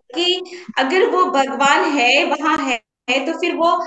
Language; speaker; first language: Hindi; native; Hindi